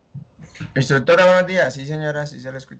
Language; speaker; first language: Spanish; native; Spanish